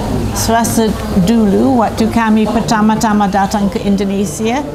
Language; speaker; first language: Indonesian; non-native, fluent; English